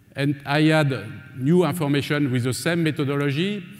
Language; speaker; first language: English; non-native, learner; French